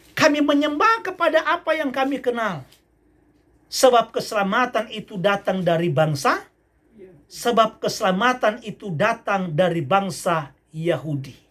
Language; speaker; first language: Indonesian; native; Indonesian